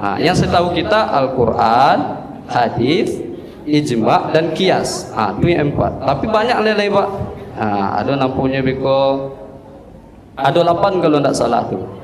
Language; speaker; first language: Malay; non-native, local second language; Minangkabau